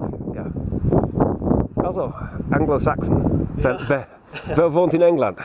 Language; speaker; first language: German; non-native, learner; English